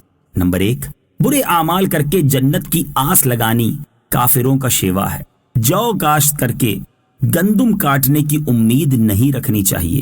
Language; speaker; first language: Urdu; native; Urdu